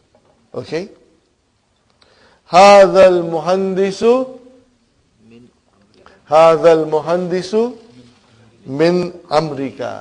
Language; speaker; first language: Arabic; non-native, fluent; Urdu